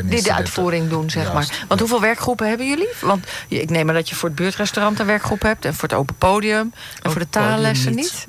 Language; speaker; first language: Dutch; native; Dutch